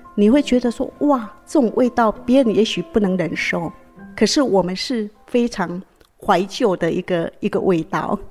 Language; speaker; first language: Chinese; native; Chinese